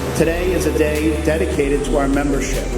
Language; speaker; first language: English; native; English